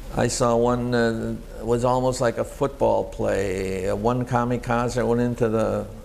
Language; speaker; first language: English; native; English